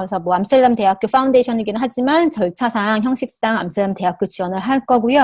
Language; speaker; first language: Korean; native; Korean